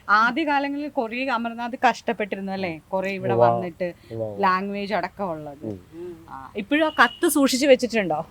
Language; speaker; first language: Malayalam; native; Malayalam